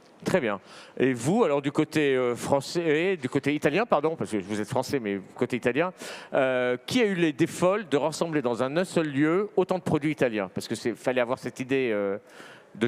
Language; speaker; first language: French; native; French